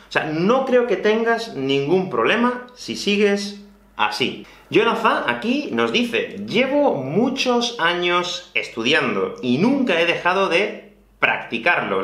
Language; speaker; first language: Spanish; native; Spanish